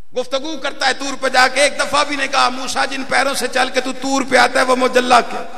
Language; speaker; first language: Urdu; non-native, local second language; Punjabi